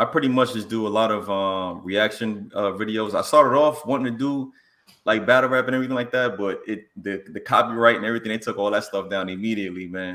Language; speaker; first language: English; native; English